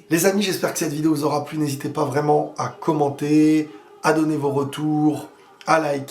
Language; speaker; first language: French; native; French